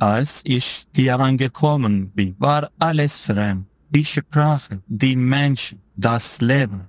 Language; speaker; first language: German; non-native, fluent; Turkish